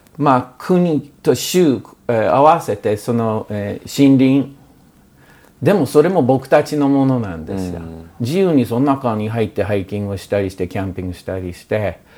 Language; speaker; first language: Japanese; non-native, fluent; English